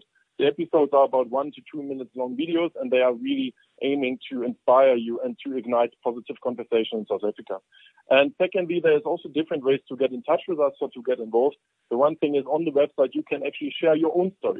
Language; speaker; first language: English; non-native, fluent; German